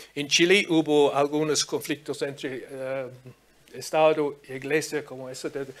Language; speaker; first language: Spanish; non-native, fluent; English